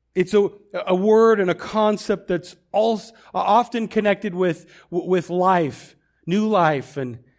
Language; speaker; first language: English; native; English